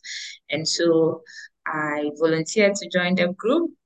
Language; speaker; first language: English; non-native, local second language; Ewe